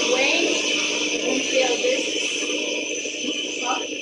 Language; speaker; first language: English; non-native, learner; Spanish